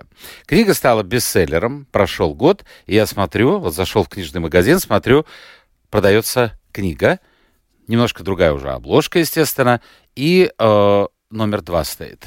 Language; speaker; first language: Russian; native; Russian